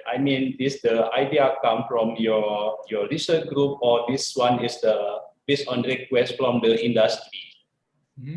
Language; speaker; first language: English; non-native, fluent; Indonesian